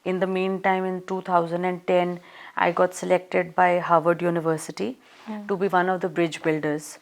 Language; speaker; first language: English; non-native, local second language; Punjabi